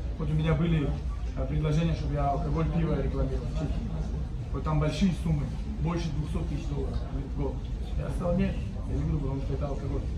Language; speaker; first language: Russian; non-native, local second language; Uzbek